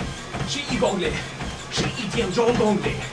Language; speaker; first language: Chinese; non-native, learner; Russian